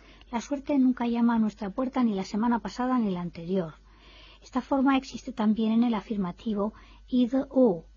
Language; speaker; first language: Spanish; native; Spanish